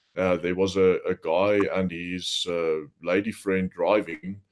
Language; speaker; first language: English; non-native, local second language; Afrikaans